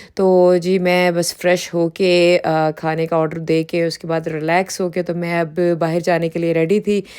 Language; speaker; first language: Urdu; native; Urdu